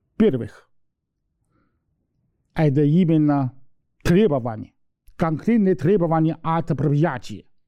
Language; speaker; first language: Russian; non-native, learner; Chinese